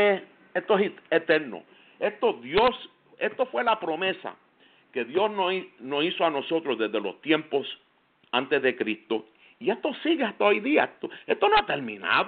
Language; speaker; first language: Spanish; native; Spanish